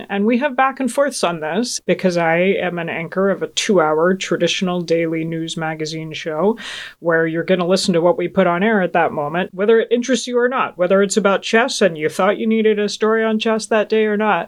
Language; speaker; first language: English; native; English